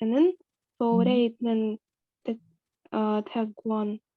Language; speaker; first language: Korean; non-native, learner; Russian